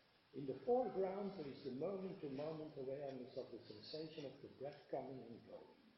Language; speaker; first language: English; non-native, learner; Dutch